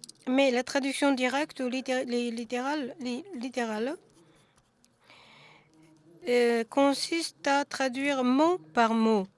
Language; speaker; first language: French; non-native, fluent; Japanese